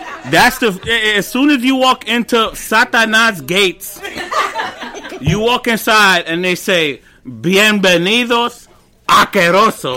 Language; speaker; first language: English; early bilingual, other home language; Spanish